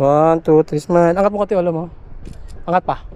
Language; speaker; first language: Filipino; non-native, local second language; Aklanon